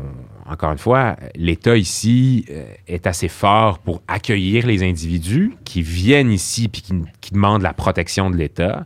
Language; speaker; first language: French; early bilingual, other home language; Arabic